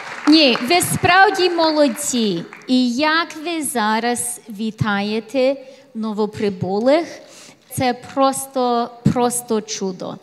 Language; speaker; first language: Ukrainian; early bilingual, heritage; English